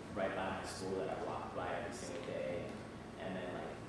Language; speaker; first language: English; native; English